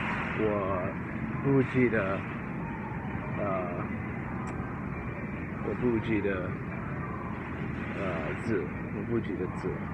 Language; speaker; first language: Chinese; non-native, learner; English